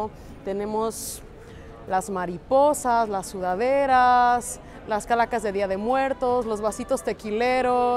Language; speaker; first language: Spanish; native; Spanish